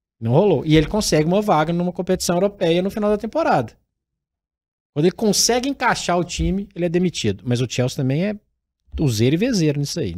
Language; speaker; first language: Portuguese; native; Portuguese